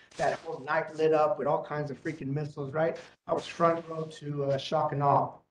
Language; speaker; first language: English; native; English